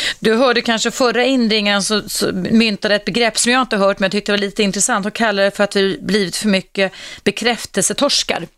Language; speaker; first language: Swedish; native; Swedish